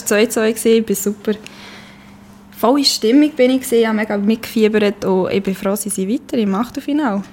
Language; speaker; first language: German; native; German